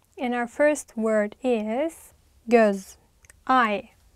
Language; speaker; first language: English; non-native, fluent; Turkish